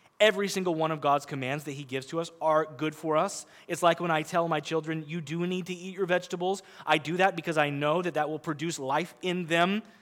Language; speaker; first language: English; native; English